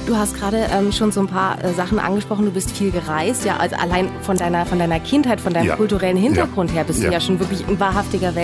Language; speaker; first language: German; native; German